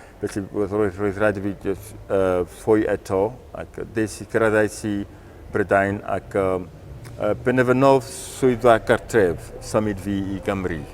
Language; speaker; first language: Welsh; non-native, learner; French